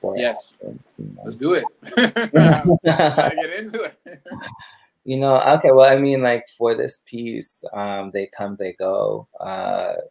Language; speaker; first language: English; native; English